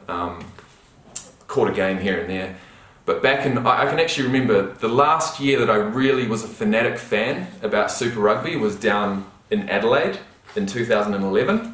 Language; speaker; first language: English; native; English